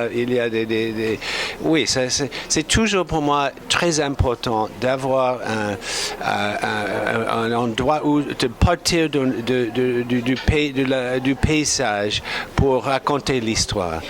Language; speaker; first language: French; non-native, fluent; English